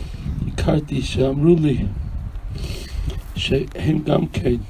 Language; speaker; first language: Hebrew; non-native, fluent; English